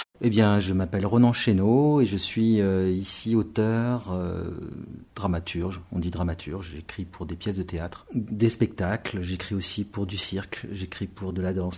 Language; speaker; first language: French; native; French